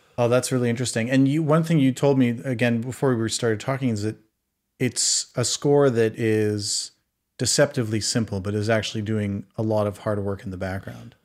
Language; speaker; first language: English; native; English